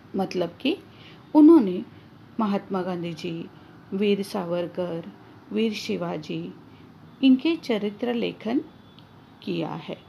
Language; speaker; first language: Hindi; non-native, local second language; Marathi